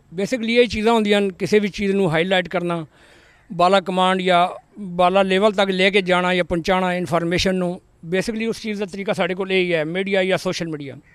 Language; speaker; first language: Punjabi; native; Punjabi